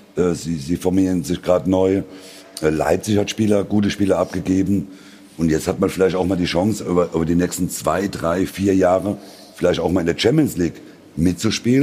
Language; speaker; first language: German; native; German